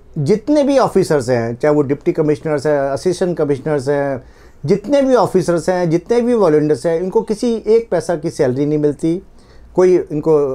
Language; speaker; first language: Hindi; native; Hindi